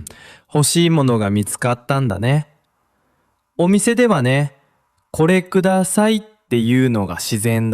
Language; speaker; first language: Japanese; native; Japanese